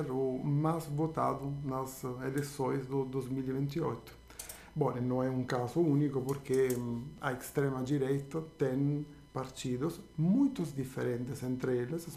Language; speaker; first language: Portuguese; non-native, fluent; Italian